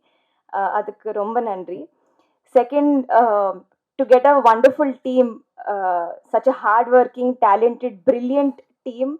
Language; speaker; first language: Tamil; non-native, learner; Telugu